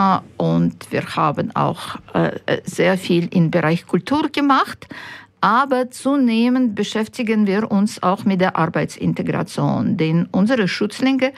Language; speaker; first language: German; non-native, fluent; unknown